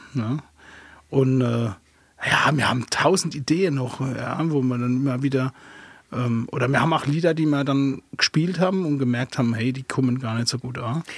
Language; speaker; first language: German; early bilingual, other home language; Arabic